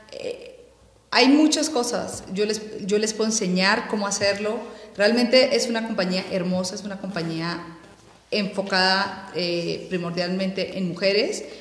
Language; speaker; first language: Spanish; native; Spanish